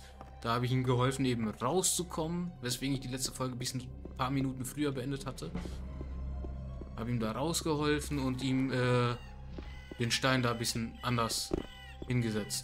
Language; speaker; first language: German; native; German